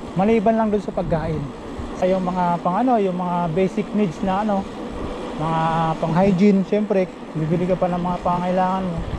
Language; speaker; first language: Filipino; native; Filipino